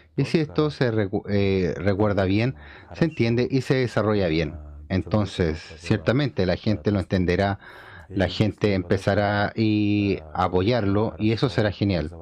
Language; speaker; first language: Spanish; non-native, fluent; Chinese